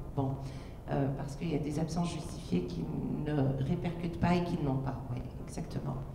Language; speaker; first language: French; native; French